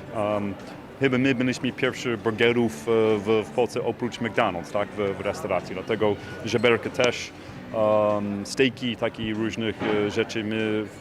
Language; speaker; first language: Polish; non-native, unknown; English